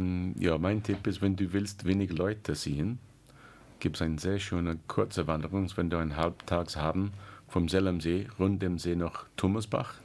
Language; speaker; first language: German; non-native, learner; English